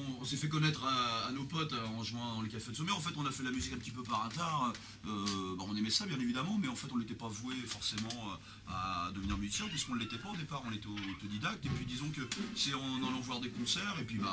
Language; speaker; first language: French; native; French